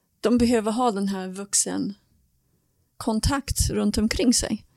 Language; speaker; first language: Swedish; non-native, fluent; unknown